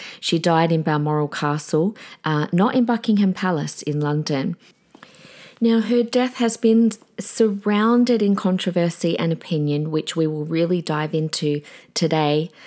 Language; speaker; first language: English; native; English